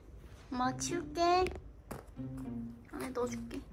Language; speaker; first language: Korean; native; Korean